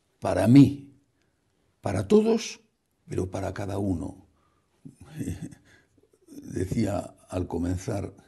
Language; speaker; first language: Spanish; native; Spanish